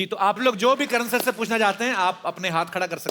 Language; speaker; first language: Hindi; native; Hindi